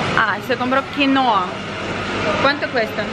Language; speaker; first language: Spanish; non-native, fluent; Ukrainian